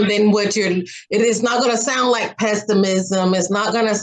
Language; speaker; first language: English; native; English